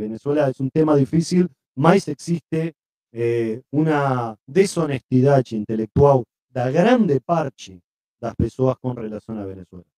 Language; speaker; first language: Portuguese; non-native, learner; Spanish